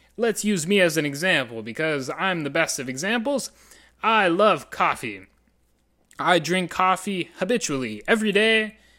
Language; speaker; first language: English; native; English